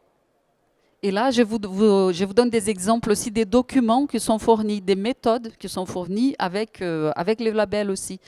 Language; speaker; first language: French; native; French